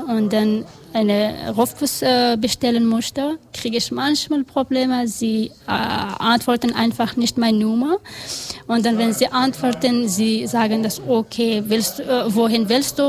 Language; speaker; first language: German; non-native, learner; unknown